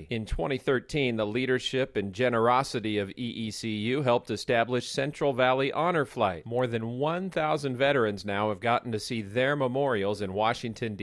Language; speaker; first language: English; native; English